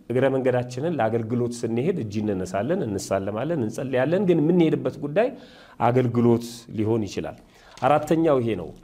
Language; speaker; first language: Amharic; native; Amharic